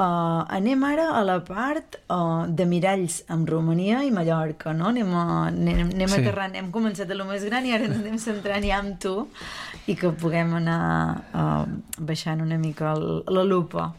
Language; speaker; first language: Catalan; native; Catalan